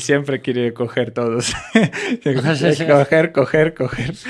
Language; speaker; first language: Spanish; non-native, learner; Russian